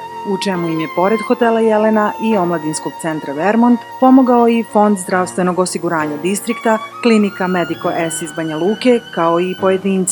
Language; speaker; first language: Bosnian; native; Bosnian